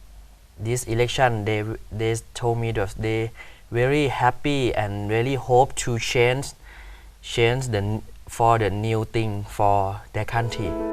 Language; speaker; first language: English; non-native, learner; Thai